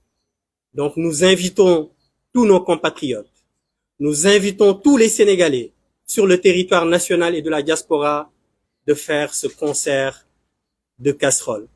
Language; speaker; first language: French; non-native, local second language; Wolof